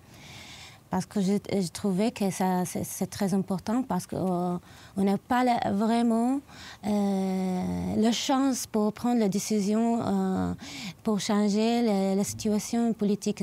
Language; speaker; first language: French; non-native, learner; Arabic